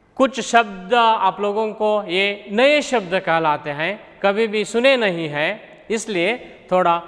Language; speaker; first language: Hindi; non-native, local second language; Kannada